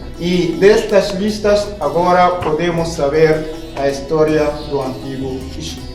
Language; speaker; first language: Portuguese; non-native, fluent; Arabic